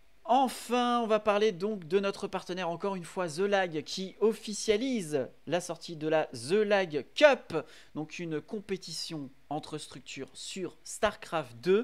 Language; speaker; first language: French; native; French